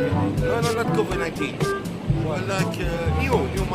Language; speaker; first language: English; non-native, learner; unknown